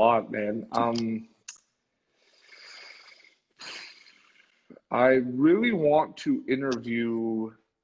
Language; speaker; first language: English; native; English